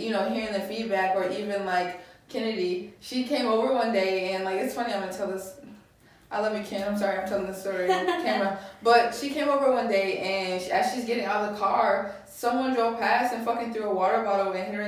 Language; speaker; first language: English; native; English